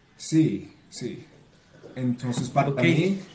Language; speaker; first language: Spanish; non-native, learner; English